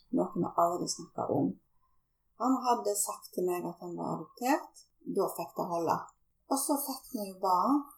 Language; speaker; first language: Norwegian; native; Norwegian